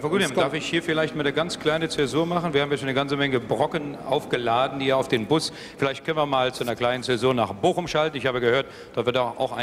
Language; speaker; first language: German; native; German